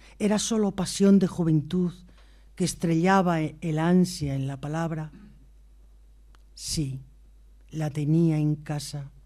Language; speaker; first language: Spanish; native; Spanish